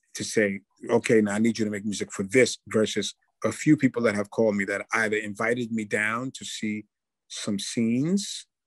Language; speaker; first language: English; native; English